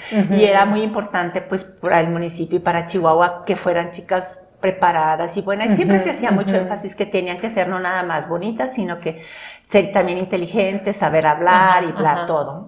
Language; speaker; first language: Spanish; non-native, local second language; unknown